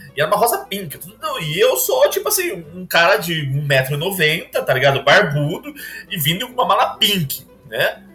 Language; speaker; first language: Portuguese; native; Portuguese